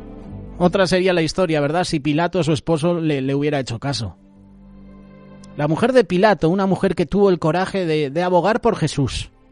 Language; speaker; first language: Spanish; native; Spanish